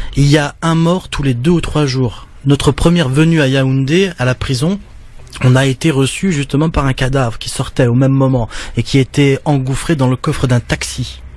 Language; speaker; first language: French; native; French